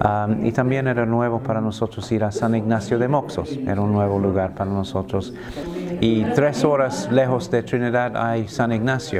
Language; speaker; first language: Spanish; non-native, fluent; English